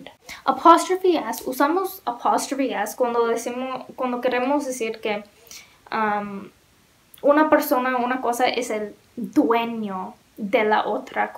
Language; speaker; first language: Spanish; non-native, learner; English